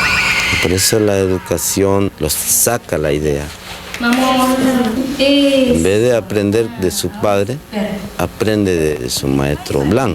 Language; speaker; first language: Spanish; non-native, local second language; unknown